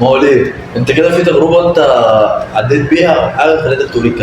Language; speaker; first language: Arabic; native; Arabic